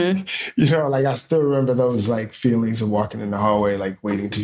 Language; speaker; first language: English; native; English